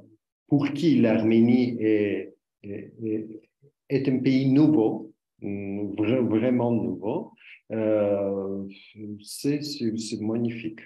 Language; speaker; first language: French; non-native, learner; Armenian